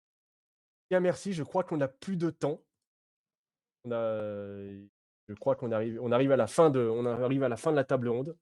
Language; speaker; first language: French; native; French